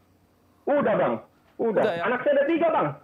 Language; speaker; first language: Indonesian; native; Indonesian